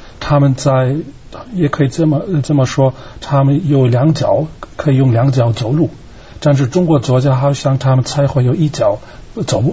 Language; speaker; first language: Chinese; non-native, fluent; German